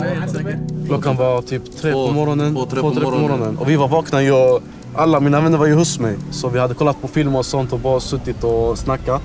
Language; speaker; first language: Swedish; native; Swedish